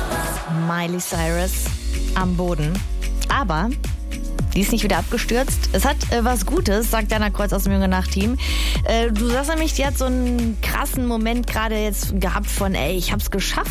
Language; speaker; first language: German; native; German